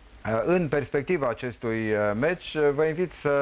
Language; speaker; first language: Romanian; native; Romanian